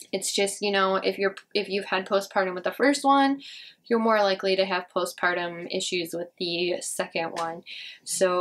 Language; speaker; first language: English; native; English